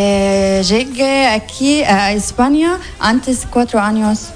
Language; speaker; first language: Spanish; non-native, learner; Arabic